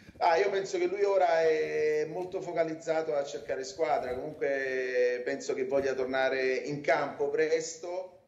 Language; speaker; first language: Italian; native; Italian